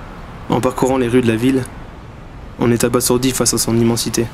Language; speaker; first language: French; native; French